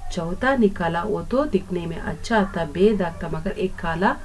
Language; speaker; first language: Hindi; non-native, local second language; Kannada